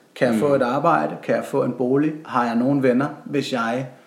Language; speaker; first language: Danish; native; Danish